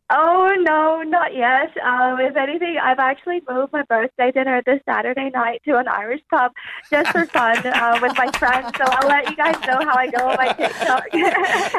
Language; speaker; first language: English; early bilingual, other home language; Chinese